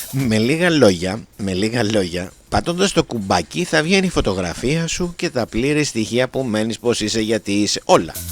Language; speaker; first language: Greek; native; Greek